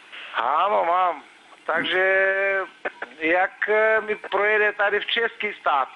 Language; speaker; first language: Czech; non-native, learner; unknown